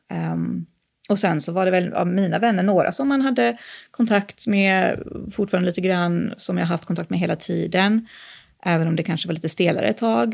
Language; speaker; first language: Swedish; native; Swedish